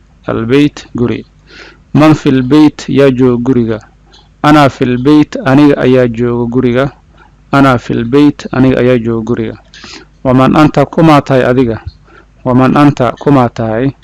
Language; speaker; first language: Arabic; non-native, fluent; Somali